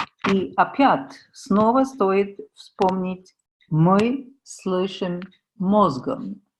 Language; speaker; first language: Russian; non-native, fluent; German